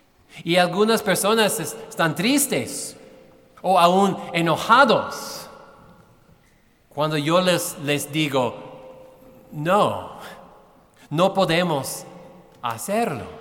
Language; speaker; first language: Spanish; non-native, fluent; English